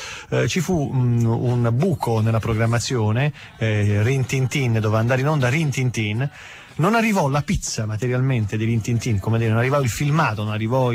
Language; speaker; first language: Italian; native; Italian